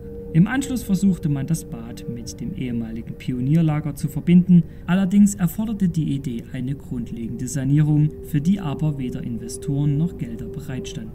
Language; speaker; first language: German; native; German